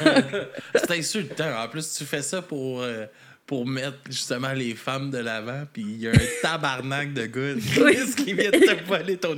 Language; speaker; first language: French; native; French